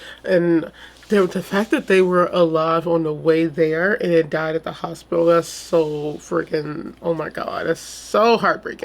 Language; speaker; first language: English; native; English